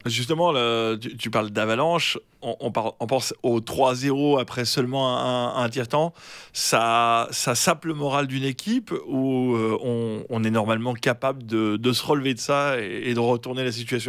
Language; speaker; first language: French; native; French